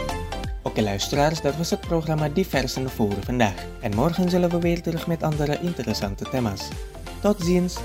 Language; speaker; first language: Dutch; non-native, fluent; Indonesian